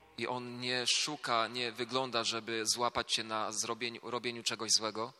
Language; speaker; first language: Polish; native; Polish